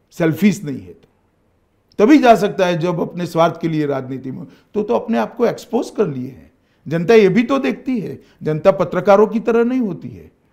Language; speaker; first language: Hindi; non-native, local second language; Gujarati